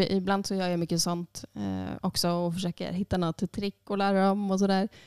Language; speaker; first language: Swedish; native; Swedish